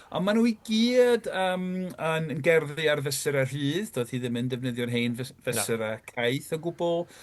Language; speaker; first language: Welsh; non-native, fluent; English